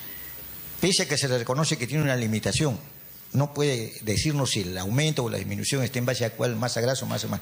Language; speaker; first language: Spanish; native; Spanish